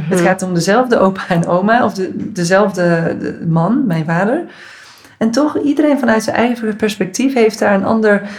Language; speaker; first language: Dutch; native; Dutch